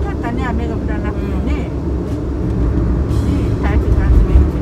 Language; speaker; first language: Japanese; native; Japanese